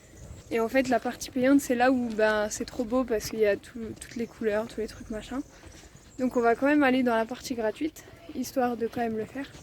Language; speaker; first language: French; native; French